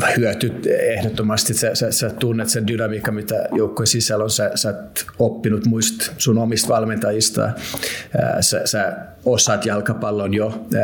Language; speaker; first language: Finnish; non-native, local second language; Swedish